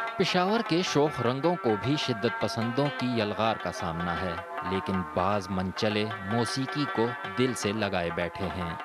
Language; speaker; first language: Urdu; non-native, local second language; Pashto